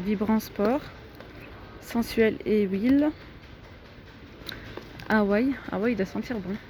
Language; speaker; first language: French; native; French